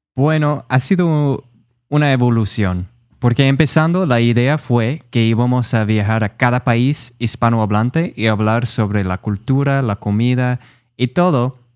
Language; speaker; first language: Spanish; non-native, fluent; English